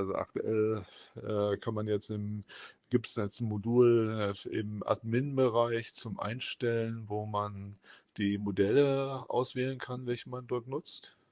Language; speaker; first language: German; native; German